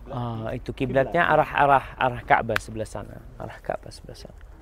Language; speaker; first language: Indonesian; native; Indonesian